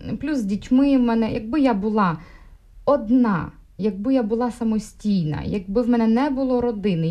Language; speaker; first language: Ukrainian; non-native, local second language; Russian